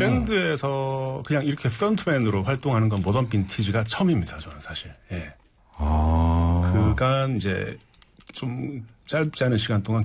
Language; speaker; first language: Korean; native; Korean